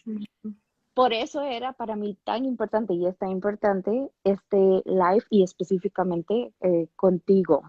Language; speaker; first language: Spanish; native; Spanish